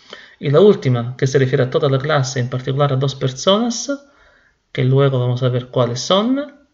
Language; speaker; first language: Spanish; non-native, fluent; Italian